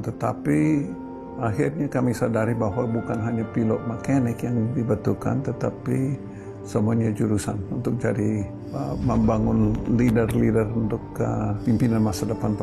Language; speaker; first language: Indonesian; non-native, fluent; English